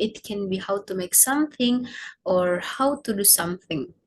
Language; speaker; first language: English; non-native, learner; Indonesian